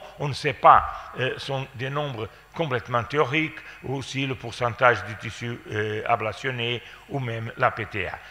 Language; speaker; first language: French; non-native, fluent; Portuguese